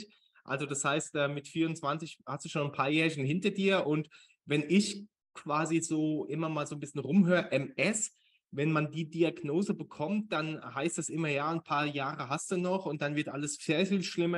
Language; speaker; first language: German; native; German